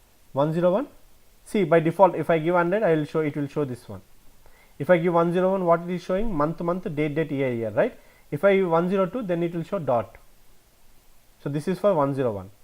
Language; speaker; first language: English; non-native, local second language; Telugu